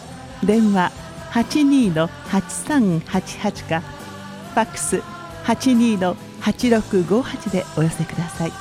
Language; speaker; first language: Japanese; native; Japanese